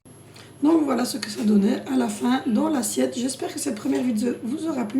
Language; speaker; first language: French; native; French